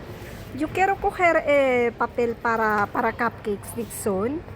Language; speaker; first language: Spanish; non-native, learner; Filipino